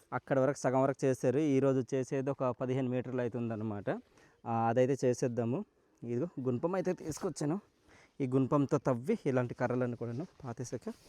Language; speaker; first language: Telugu; non-native, local second language; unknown